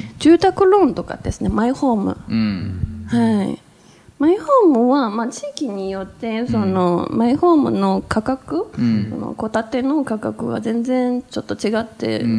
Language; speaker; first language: Japanese; non-native, fluent; Chinese